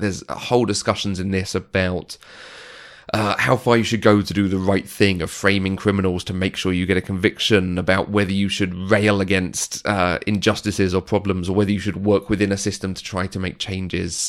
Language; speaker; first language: English; native; English